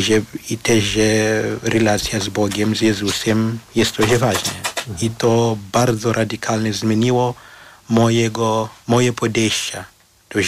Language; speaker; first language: Polish; non-native, fluent; Shona